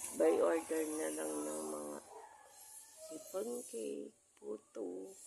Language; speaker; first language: Filipino; non-native, local second language; Bikol